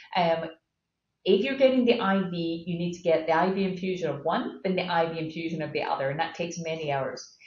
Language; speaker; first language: English; native; English